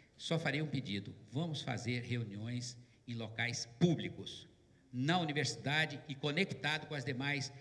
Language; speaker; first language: Portuguese; native; Portuguese